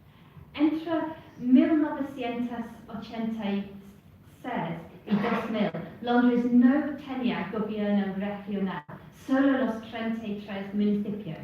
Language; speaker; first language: Spanish; non-native, fluent; English